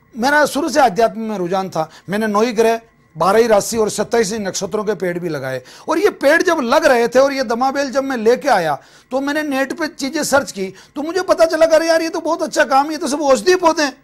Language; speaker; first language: Hindi; native; Hindi